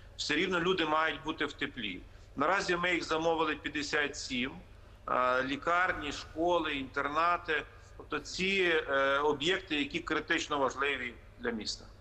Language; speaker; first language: Ukrainian; native; Ukrainian